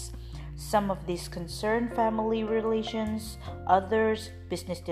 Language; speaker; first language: English; non-native, fluent; Indonesian